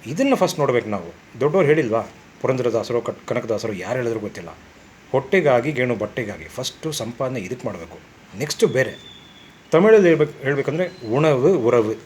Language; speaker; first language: Kannada; non-native, local second language; Tamil